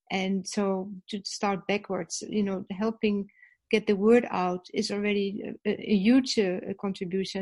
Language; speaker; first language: English; non-native, fluent; Dutch